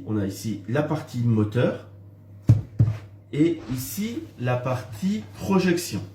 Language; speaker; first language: French; native; French